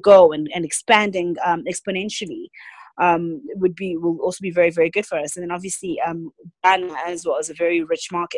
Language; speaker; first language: English; non-native, local second language; Zulu